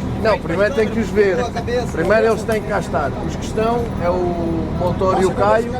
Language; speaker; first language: Portuguese; native; Portuguese